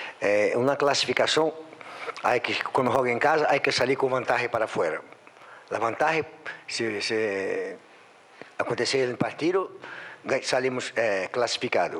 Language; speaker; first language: Portuguese; non-native, learner; Spanish